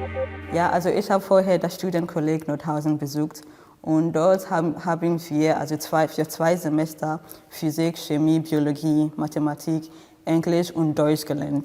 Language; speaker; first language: German; non-native, fluent; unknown